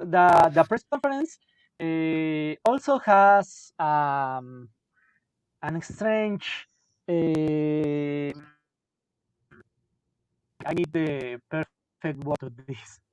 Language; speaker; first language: English; non-native, learner; Spanish